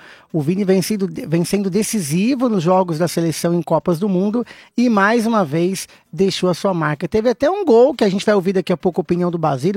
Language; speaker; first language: Portuguese; native; Portuguese